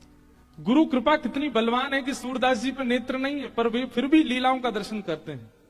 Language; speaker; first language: Hindi; native; Hindi